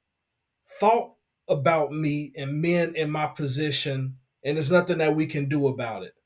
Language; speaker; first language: English; native; English